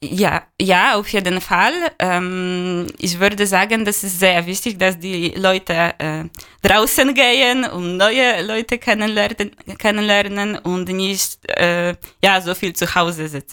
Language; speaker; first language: German; non-native, learner; Polish